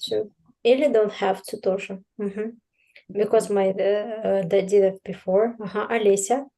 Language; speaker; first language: English; non-native, fluent; Russian